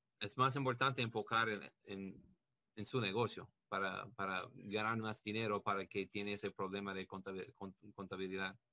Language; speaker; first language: Spanish; non-native, learner; English